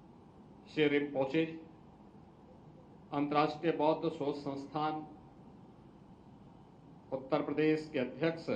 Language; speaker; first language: Hindi; native; Hindi